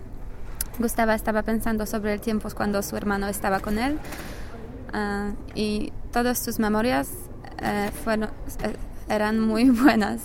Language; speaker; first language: Spanish; non-native, learner; English